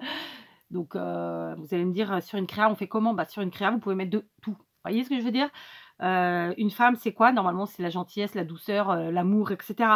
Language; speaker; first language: French; native; French